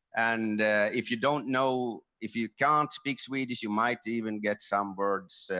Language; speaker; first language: English; non-native, fluent; Swedish